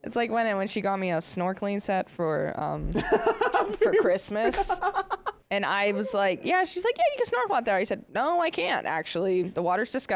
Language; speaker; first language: English; native; English